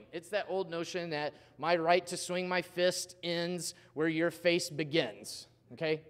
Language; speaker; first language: English; native; English